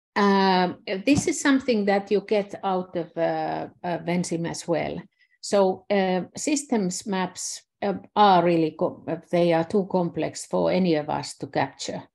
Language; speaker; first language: English; non-native, fluent; Finnish